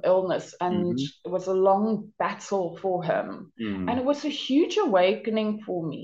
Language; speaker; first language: English; native; English